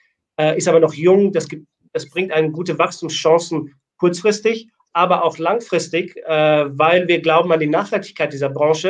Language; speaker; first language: German; native; German